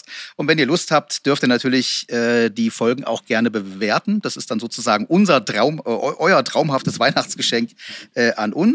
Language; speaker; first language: German; native; German